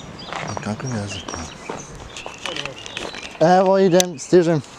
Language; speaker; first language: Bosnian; early bilingual, heritage; Serbian